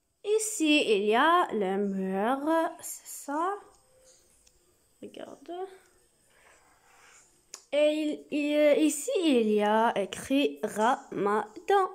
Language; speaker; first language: French; non-native, learner; Arabic